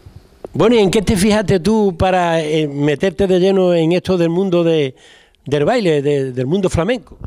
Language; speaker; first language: Spanish; native; Spanish